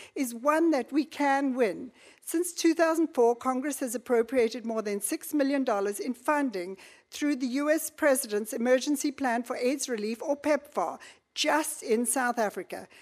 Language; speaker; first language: English; native; English